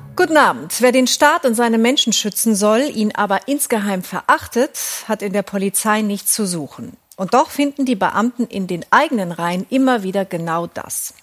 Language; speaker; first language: German; native; German